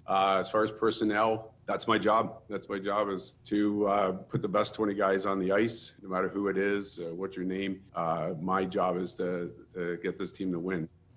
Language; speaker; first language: English; native; English